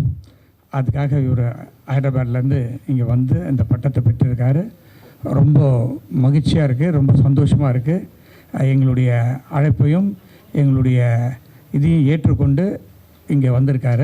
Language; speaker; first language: Tamil; native; Tamil